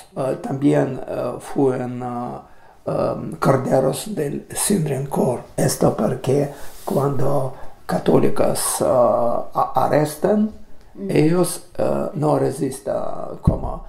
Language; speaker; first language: Spanish; non-native, learner; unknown